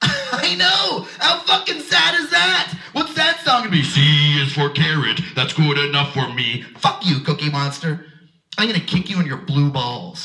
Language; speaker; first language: English; native; English